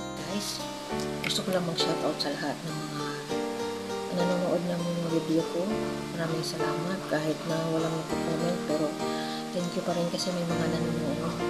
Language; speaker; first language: Filipino; non-native, local second language; Cebuano